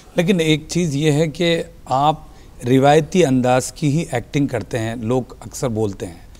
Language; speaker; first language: Hindi; native; Hindi